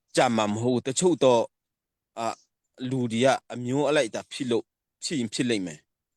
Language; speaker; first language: Burmese; non-native, local second language; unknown